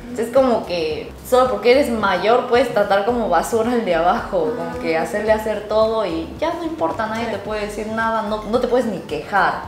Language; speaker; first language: Spanish; early bilingual, other home language; Korean